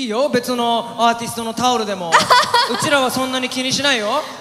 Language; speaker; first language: Japanese; early bilingual, heritage; Japanese